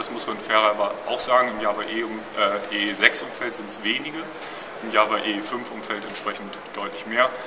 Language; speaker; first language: German; native; German